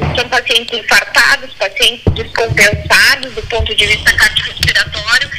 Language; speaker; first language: Portuguese; native; Portuguese